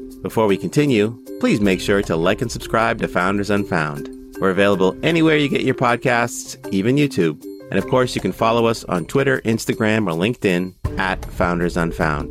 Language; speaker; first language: English; native; English